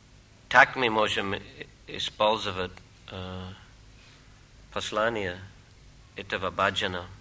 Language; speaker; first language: Russian; non-native, fluent; English